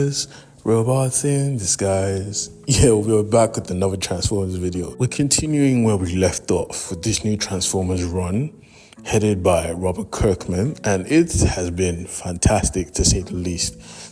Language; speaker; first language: English; native; English